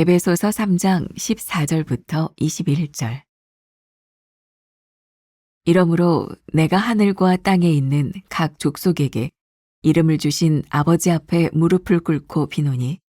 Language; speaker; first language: Korean; native; Korean